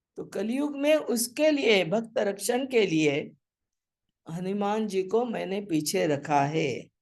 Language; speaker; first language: Hindi; non-native, local second language; Marathi